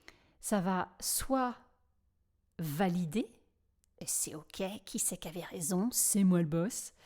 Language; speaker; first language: French; native; French